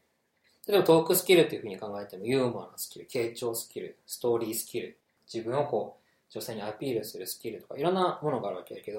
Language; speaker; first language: Japanese; native; Japanese